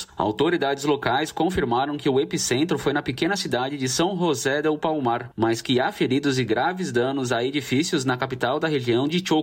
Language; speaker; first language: Portuguese; native; Portuguese